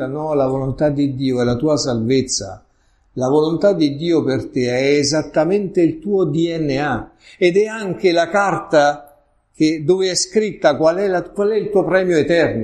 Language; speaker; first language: Italian; native; Italian